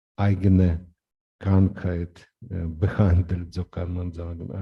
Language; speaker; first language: German; non-native, fluent; Ukrainian